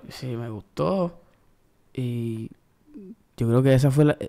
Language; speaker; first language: Spanish; early bilingual, heritage; Spanish